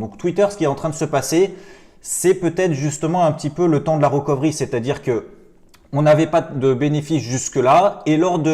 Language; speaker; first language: French; native; French